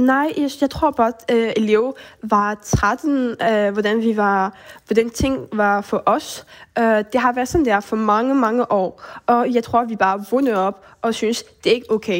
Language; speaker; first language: Danish; early bilingual, heritage; Danish